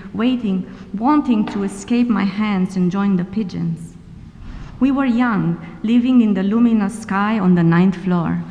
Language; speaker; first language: English; non-native, fluent; Romanian